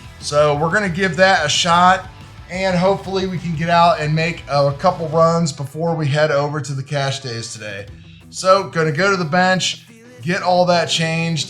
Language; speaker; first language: English; native; English